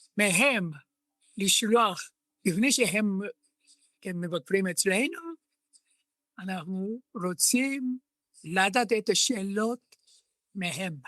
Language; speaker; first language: Hebrew; non-native, learner; Japanese